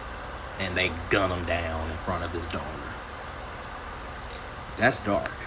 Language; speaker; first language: English; native; English